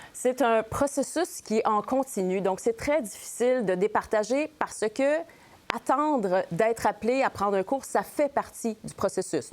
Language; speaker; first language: French; native; French